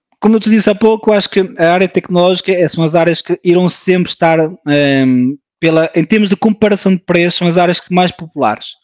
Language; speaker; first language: Portuguese; early bilingual, heritage; Portuguese